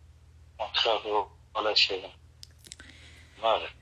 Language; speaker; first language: Arabic; native; Arabic